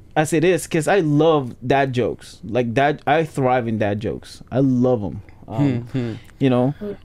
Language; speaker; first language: English; non-native, local second language; Pampanga